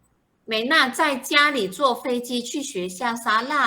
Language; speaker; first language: Chinese; non-native, fluent; Malay